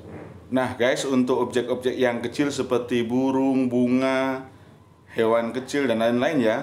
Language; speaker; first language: Indonesian; native; Indonesian